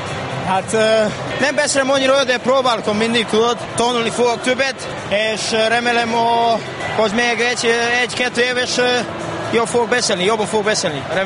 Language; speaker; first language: Hungarian; non-native, learner; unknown